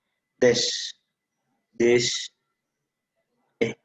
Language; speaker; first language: English; non-native, learner; Indonesian